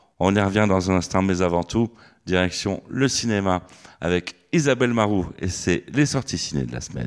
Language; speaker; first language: French; native; French